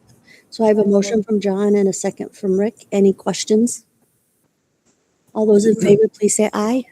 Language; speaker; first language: English; native; English